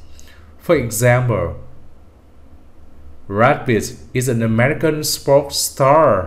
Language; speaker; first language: English; non-native, fluent; Vietnamese